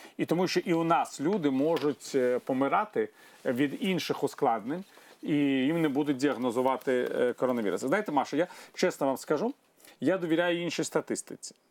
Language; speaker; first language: Ukrainian; non-native, local second language; Russian